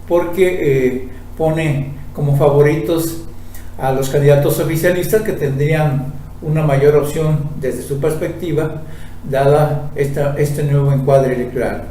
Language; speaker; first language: Spanish; native; Spanish